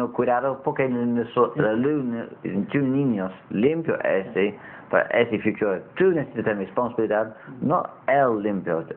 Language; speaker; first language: Spanish; non-native, learner; English